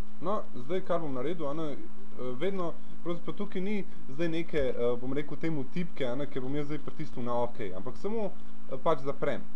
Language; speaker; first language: Slovenian; early bilingual, other home language; Bosnian